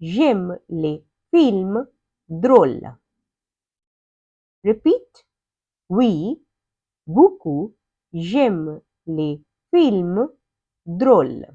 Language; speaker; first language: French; non-native, fluent; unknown